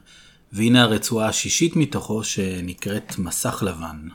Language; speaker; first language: Hebrew; native; Hebrew